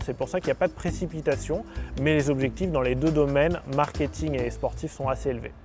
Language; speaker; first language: French; native; French